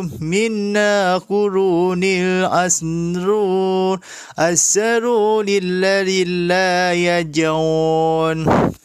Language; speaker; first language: Arabic; non-native, fluent; Malay